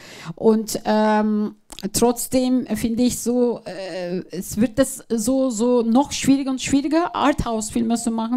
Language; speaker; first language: German; non-native, fluent; Turkish